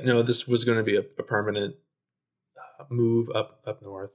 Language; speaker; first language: English; native; English